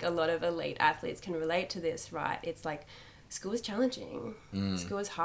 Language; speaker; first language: English; native; English